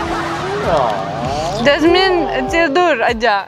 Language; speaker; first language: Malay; non-native, learner; Russian